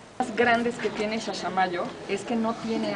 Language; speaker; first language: Spanish; native; Spanish